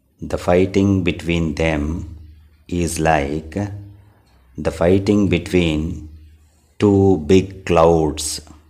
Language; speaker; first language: English; non-native, local second language; Telugu